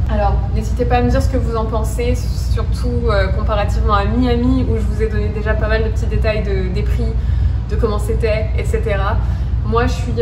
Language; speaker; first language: French; native; French